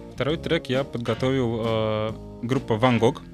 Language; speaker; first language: Russian; native; Russian